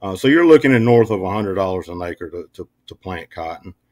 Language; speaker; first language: English; native; English